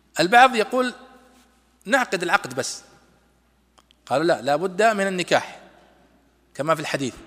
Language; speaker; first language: Arabic; native; Arabic